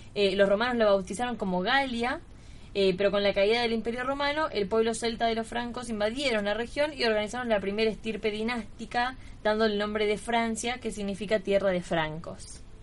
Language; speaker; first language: Spanish; native; Spanish